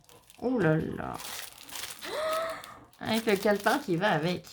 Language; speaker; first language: French; native; French